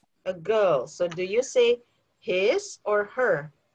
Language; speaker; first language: English; non-native, fluent; Indonesian